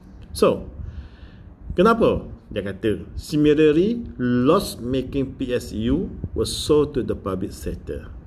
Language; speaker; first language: English; non-native, local second language; Malay